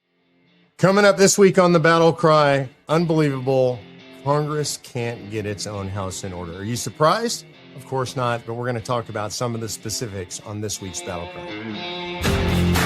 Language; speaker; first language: English; native; English